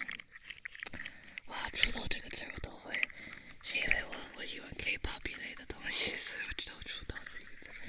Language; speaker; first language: Chinese; early bilingual, heritage; Chinese